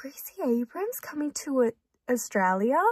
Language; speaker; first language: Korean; early bilingual, heritage; English